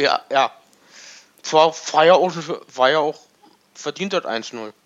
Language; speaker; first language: German; native; German